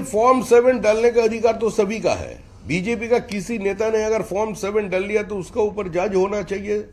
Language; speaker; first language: Hindi; non-native, local second language; Bangla